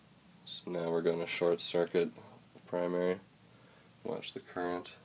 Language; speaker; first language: English; native; English